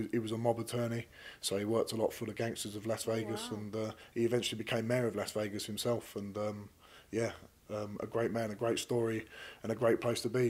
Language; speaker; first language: English; native; English